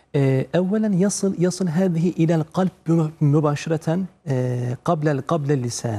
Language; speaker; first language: Arabic; non-native, fluent; Turkish